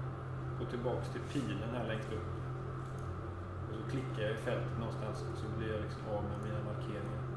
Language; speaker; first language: Swedish; native; Swedish